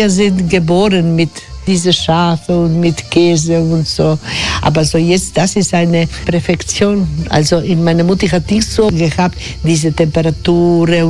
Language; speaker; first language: German; non-native, learner; Croatian